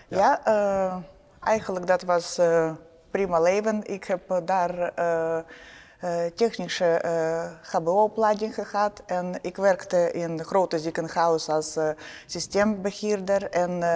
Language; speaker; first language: Dutch; non-native, learner; Ukrainian